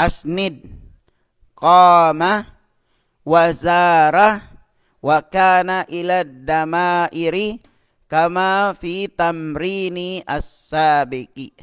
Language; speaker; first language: Arabic; non-native, fluent; Filipino